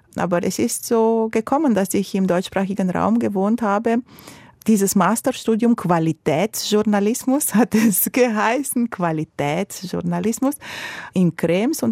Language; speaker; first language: German; non-native, fluent; Romanian